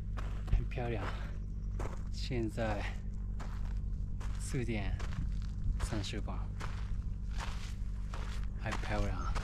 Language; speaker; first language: Chinese; non-native, learner; Japanese